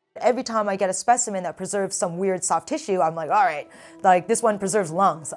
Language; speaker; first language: English; native; English